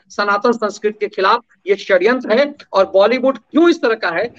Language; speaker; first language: Hindi; native; Hindi